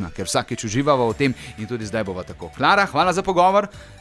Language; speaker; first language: Slovenian; native; Slovenian